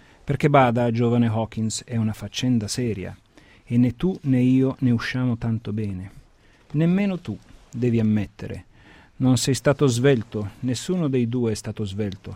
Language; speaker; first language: Italian; early bilingual, heritage; Italian